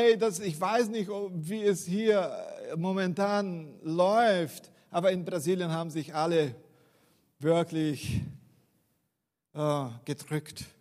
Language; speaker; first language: German; non-native, fluent; Portuguese